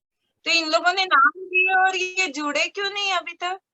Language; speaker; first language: Hindi; native; Hindi